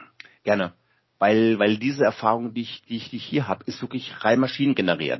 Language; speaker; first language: German; native; German